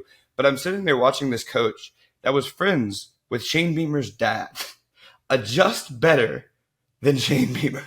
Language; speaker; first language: English; native; English